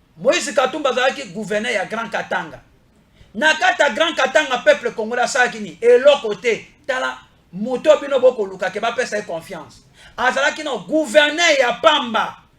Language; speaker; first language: Lingala; non-native, local second language; Mongo